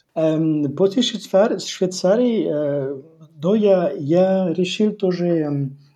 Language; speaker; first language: Russian; non-native, fluent; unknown